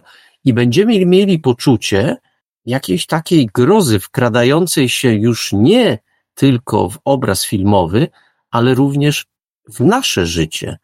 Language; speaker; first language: Polish; native; Polish